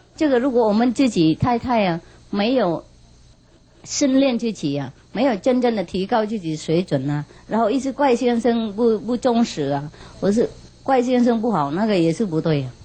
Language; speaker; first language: Chinese; non-native, fluent; Vietnamese